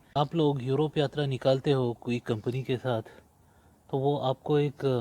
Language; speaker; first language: Hindi; non-native, local second language; Marathi